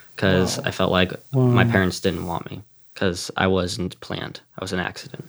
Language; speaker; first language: English; native; English